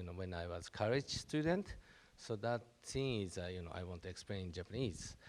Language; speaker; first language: English; non-native, learner; Japanese